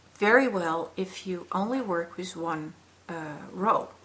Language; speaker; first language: English; non-native, fluent; Dutch